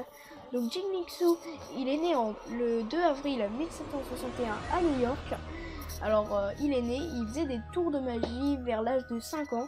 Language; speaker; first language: French; native; French